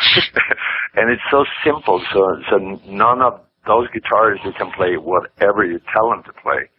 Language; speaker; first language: English; non-native, fluent; Swedish